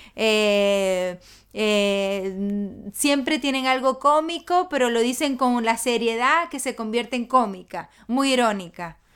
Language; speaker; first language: Spanish; native; Spanish